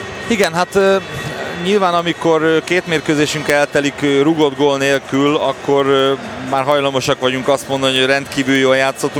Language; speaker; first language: Hungarian; native; Hungarian